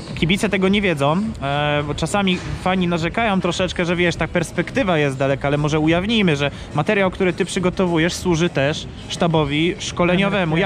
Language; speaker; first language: Polish; native; Polish